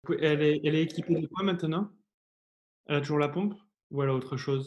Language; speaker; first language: French; native; French